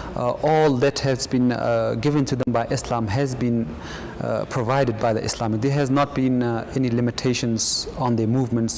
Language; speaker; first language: English; non-native, fluent; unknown